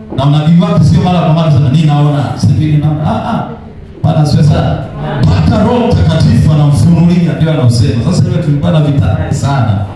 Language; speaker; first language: Swahili; native; Swahili